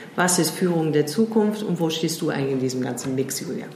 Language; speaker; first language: German; early bilingual, heritage; German